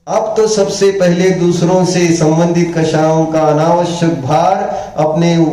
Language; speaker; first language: Hindi; non-native, local second language; Marathi